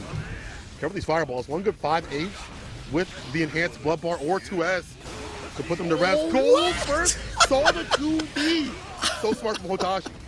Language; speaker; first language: English; native; English